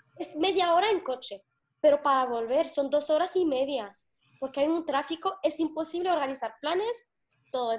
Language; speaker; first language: Spanish; non-native, fluent; Arabic